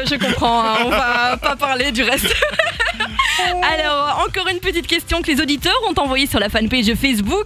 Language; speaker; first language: French; native; French